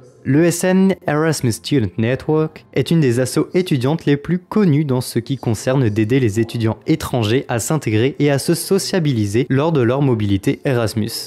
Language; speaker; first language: French; native; French